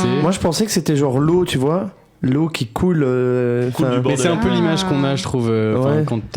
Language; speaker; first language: French; native; French